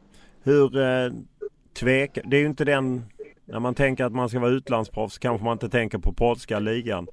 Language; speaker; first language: Swedish; native; Swedish